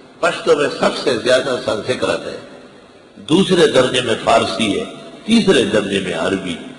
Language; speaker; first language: Urdu; non-native, local second language; Pashto